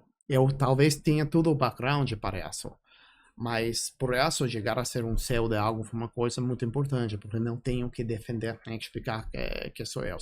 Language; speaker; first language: Portuguese; non-native, fluent; English